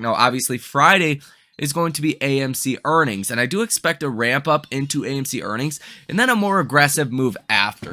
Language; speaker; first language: English; native; English